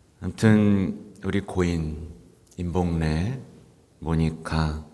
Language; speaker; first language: Korean; native; Korean